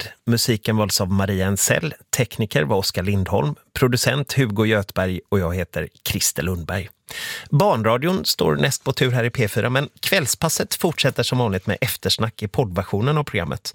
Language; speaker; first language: Swedish; native; Swedish